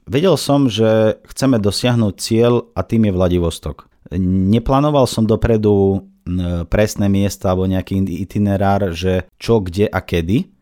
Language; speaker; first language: Slovak; non-native, fluent; Russian